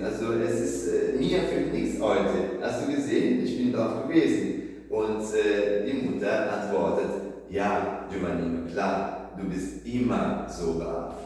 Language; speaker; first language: German; non-native, fluent; Italian